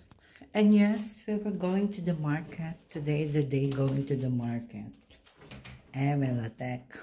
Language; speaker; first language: English; non-native, learner; Filipino